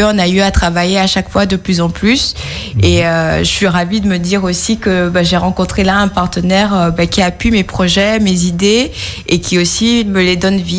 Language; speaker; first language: French; non-native, local second language; Sango